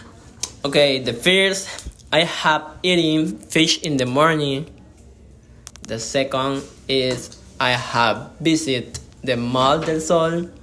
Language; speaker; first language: English; non-native, learner; Spanish